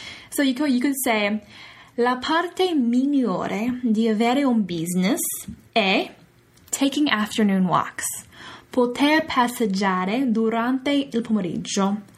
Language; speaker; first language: Italian; non-native, fluent; English